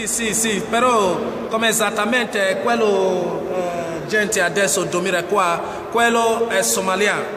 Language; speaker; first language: Italian; non-native, learner; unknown